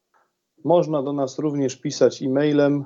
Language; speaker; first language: Polish; native; Polish